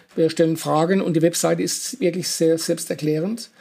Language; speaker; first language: German; native; German